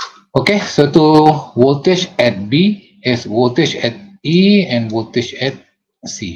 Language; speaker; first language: English; non-native, local second language; Malay